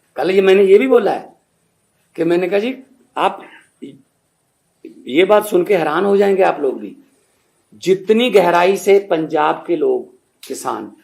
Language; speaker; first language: Hindi; non-native, local second language; Punjabi